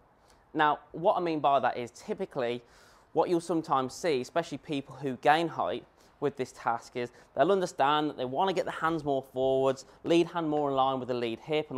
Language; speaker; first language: English; native; English